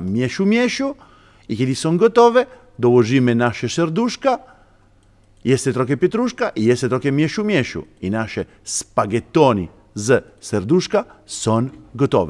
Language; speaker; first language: Polish; non-native, learner; Italian